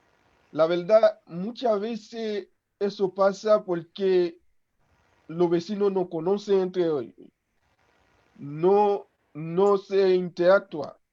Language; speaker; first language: Spanish; non-native, local second language; Haitian Creole